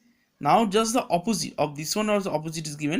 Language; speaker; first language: English; non-native, local second language; Bangla